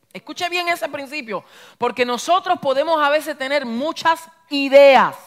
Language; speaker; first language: Spanish; early bilingual, heritage; Spanish